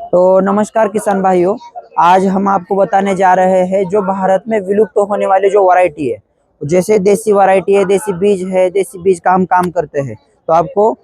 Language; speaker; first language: Hindi; non-native, local second language; Marathi